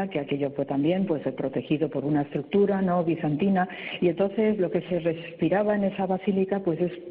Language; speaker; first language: Spanish; native; Spanish